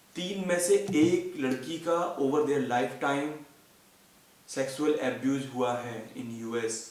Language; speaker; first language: Hindi; native; Hindi